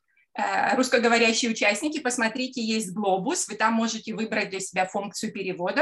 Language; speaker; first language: Russian; native; Russian